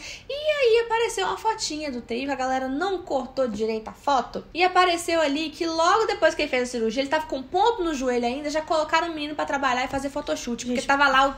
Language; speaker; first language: Portuguese; native; Portuguese